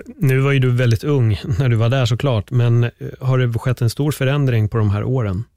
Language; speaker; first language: Swedish; native; Swedish